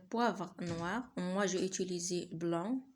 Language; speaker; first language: French; non-native, learner; Arabic